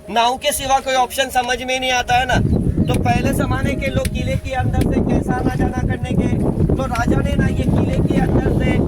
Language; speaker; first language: Hindi; non-native, local second language; Marathi